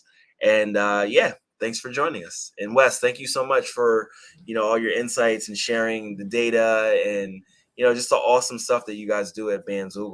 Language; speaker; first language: English; native; English